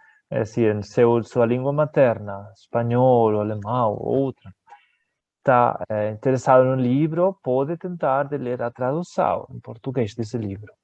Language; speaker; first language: Portuguese; non-native, fluent; Spanish